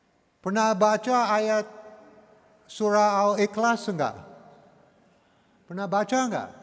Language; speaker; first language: Indonesian; non-native, learner; English